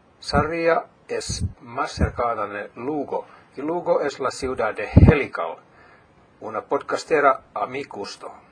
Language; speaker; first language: Spanish; non-native, fluent; Finnish